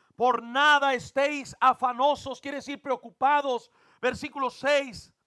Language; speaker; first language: Spanish; early bilingual, heritage; Spanish